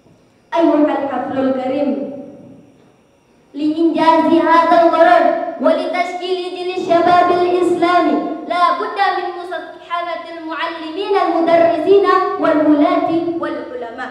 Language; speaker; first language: Arabic; non-native, learner; Indonesian